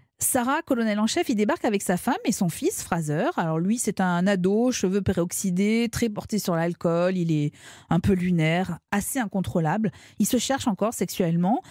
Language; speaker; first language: French; native; French